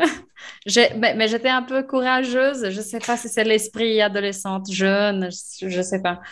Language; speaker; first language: French; non-native, fluent; Portuguese